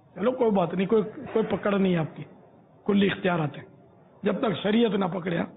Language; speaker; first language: Urdu; non-native, local second language; Gujarati